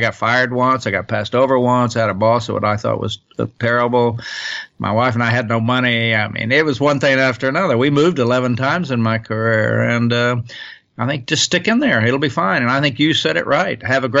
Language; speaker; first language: English; native; English